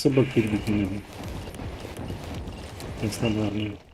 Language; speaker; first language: Russian; native; Russian